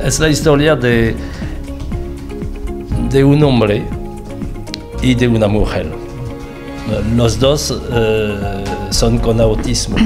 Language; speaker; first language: Spanish; non-native, fluent; French